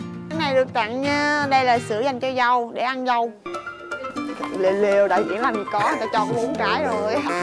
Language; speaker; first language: Vietnamese; native; Vietnamese